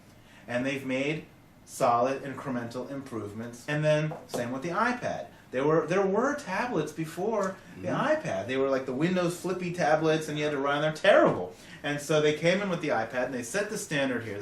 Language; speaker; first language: English; native; English